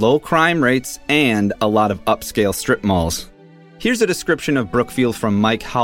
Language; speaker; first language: English; native; English